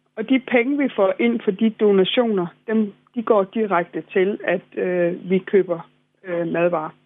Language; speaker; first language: Danish; native; Danish